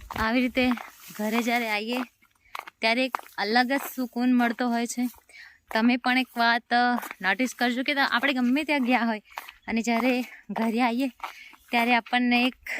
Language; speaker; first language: Gujarati; non-native, local second language; Rathawi